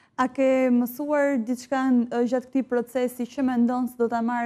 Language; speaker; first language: Albanian; native; Albanian